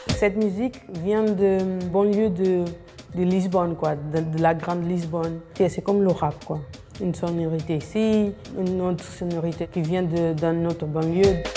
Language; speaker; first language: French; non-native, fluent; Portuguese